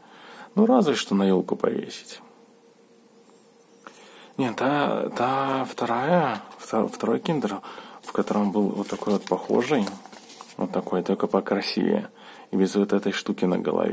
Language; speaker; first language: Russian; native; Russian